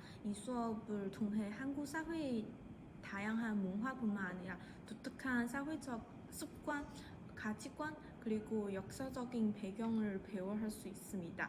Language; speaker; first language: Korean; non-native, fluent; Chinese